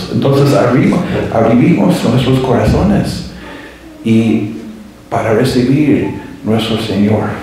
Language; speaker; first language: Spanish; non-native, fluent; English